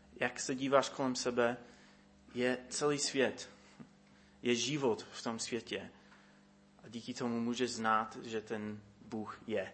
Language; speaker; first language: Czech; non-native, fluent; English